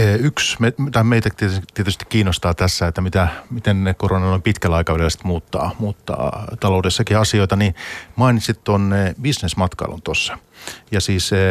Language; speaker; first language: Finnish; native; Finnish